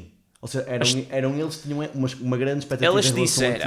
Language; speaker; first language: Portuguese; native; Portuguese